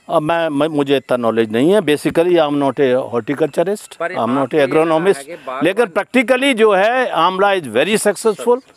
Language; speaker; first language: Hindi; native; Hindi